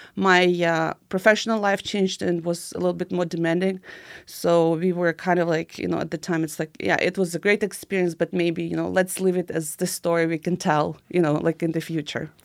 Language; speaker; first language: English; non-native, fluent; Ukrainian